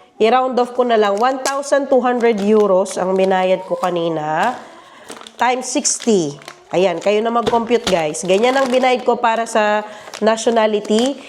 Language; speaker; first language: Filipino; native; Filipino